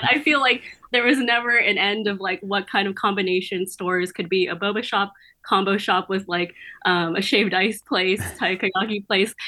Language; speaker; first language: English; native; English